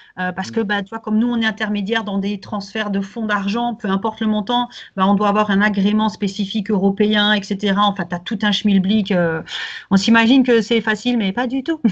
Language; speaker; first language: French; native; French